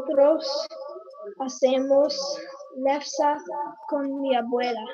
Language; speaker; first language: Spanish; non-native, learner; English